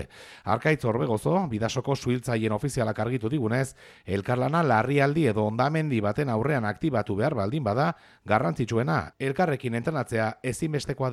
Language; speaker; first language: Basque; native; Basque